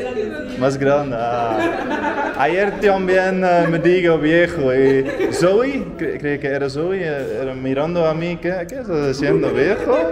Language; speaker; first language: Spanish; non-native, learner; Dutch